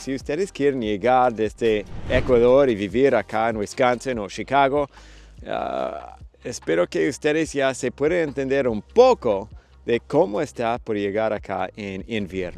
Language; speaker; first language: Spanish; non-native, fluent; English